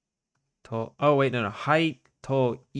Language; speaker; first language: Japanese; non-native, learner; English